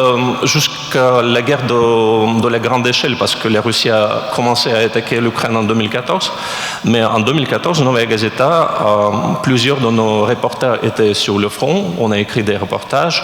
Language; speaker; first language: French; non-native, fluent; Russian